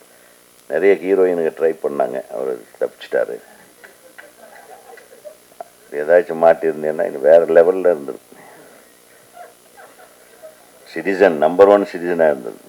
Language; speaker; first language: Tamil; native; Tamil